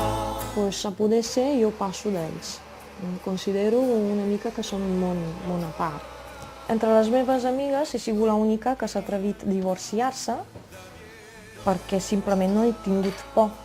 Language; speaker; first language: Catalan; non-native, fluent; Romanian